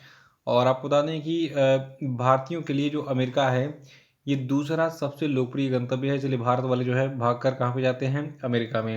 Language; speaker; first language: Hindi; native; Hindi